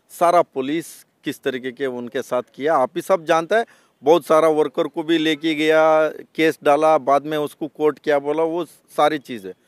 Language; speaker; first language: Hindi; non-native, local second language; Kannada